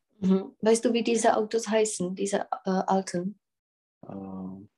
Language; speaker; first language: German; non-native, fluent; Czech